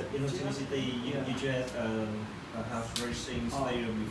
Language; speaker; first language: English; non-native, learner; Vietnamese